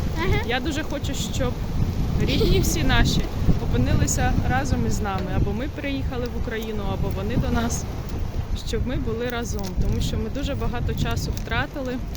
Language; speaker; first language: Ukrainian; non-native, local second language; Russian